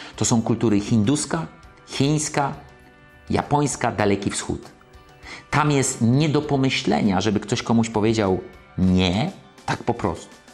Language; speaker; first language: Polish; native; Polish